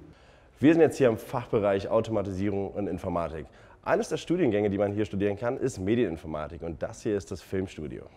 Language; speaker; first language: German; native; German